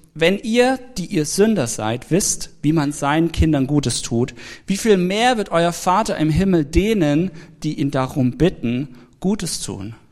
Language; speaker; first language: German; native; German